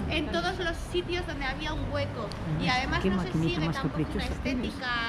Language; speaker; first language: Spanish; native; Spanish